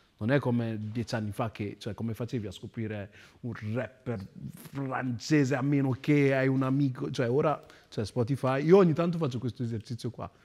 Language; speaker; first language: Italian; early bilingual, other home language; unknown